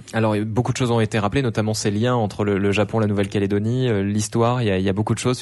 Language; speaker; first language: French; native; French